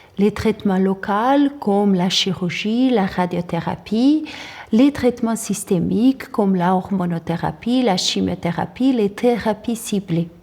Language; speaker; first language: French; non-native, fluent; Portuguese